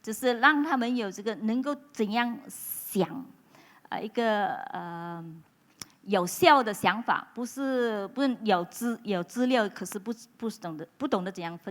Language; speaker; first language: Chinese; non-native, local second language; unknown